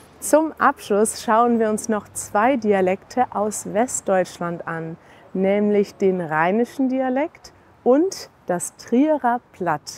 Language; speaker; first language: German; native; German